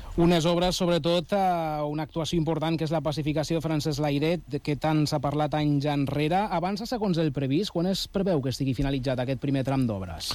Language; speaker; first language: Catalan; native; Catalan